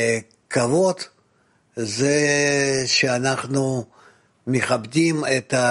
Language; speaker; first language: Hebrew; non-native, fluent; Russian